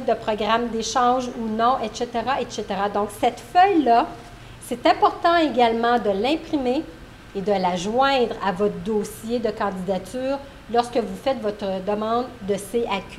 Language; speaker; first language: French; native; French